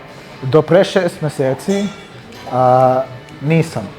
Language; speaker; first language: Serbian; early bilingual, heritage; Serbian